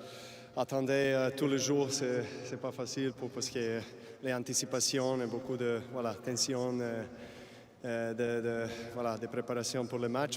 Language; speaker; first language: French; non-native, fluent; Serbian